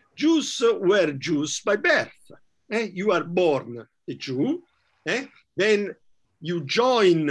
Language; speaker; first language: English; non-native, fluent; Italian